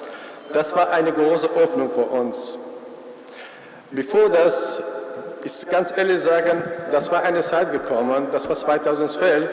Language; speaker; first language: German; non-native, fluent; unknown